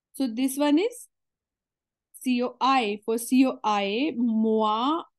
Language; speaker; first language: English; non-native, local second language; Hindi